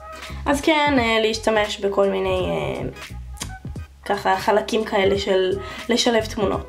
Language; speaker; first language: Hebrew; native; Hebrew